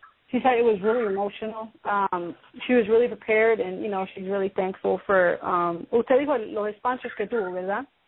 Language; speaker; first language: English; early bilingual, other home language; Spanish